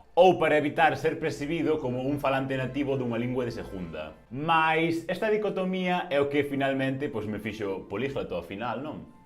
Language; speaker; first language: Galician; native; Galician